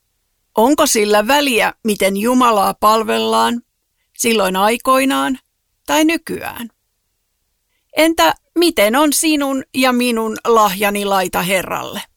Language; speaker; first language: Finnish; native; Finnish